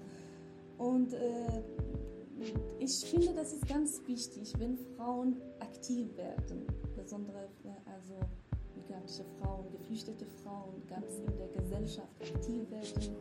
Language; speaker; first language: German; non-native, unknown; Kurdish